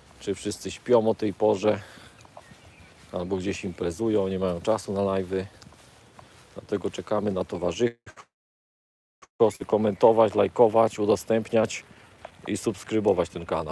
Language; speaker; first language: Polish; native; Polish